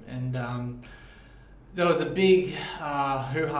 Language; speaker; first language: English; native; English